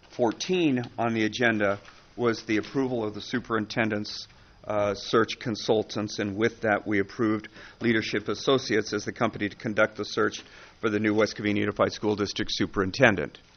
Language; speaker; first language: English; native; English